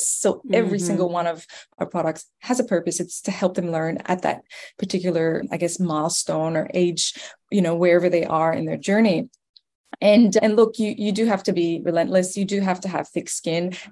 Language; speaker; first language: English; non-native, fluent; French